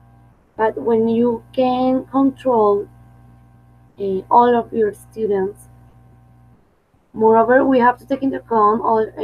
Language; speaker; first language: English; non-native, fluent; Spanish